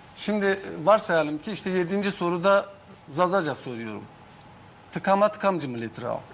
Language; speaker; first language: Turkish; non-native, local second language; Zaza